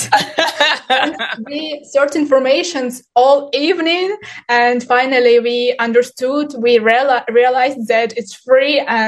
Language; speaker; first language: English; non-native, fluent; Ukrainian